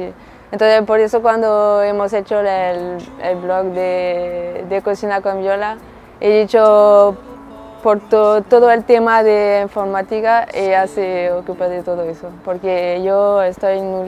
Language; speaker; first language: Spanish; non-native, learner; French